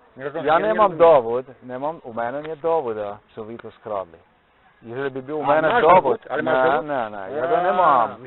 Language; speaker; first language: Polish; non-native, learner; Slovenian